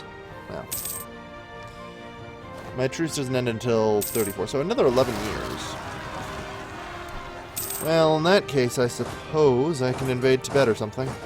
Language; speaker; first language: English; native; English